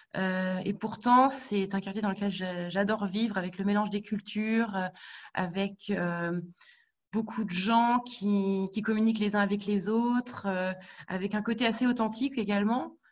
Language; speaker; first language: French; native; French